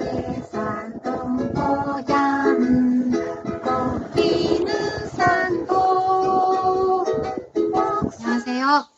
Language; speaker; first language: Korean; non-native, fluent; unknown